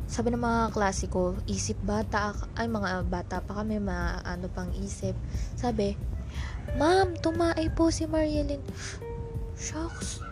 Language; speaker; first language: Filipino; native; Filipino